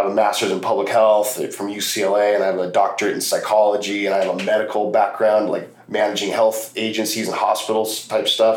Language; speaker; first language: English; native; English